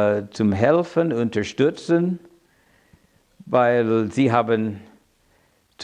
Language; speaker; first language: German; non-native, fluent; English